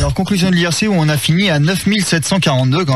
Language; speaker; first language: French; native; French